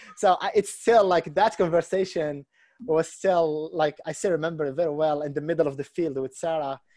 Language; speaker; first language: English; non-native, fluent; Arabic